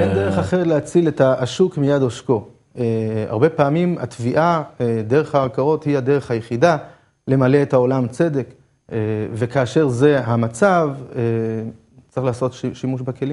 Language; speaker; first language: Hebrew; native; Hebrew